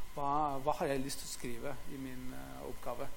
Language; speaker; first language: Norwegian; non-native, fluent; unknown